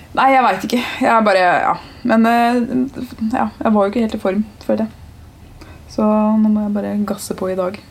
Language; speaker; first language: Norwegian; early bilingual, other home language; Turkish